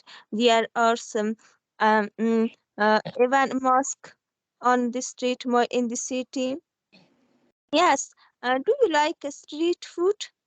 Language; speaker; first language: English; non-native, learner; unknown